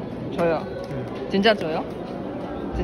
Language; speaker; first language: Korean; non-native, fluent; Chinese